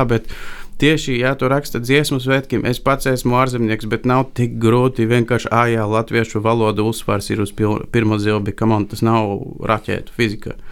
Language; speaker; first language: Latvian; non-native, fluent; Bulgarian